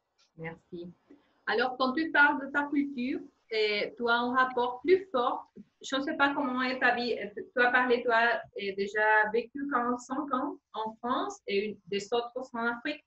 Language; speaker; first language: French; non-native, learner; Spanish